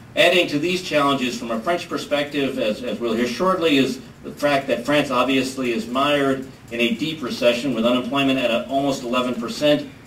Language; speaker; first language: English; native; English